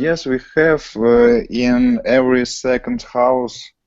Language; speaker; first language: English; non-native, learner; Russian